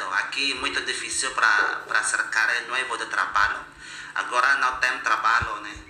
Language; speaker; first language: Portuguese; non-native, learner; Indonesian